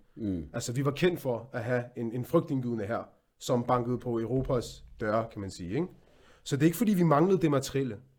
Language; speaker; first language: Danish; early bilingual, other home language; Arabic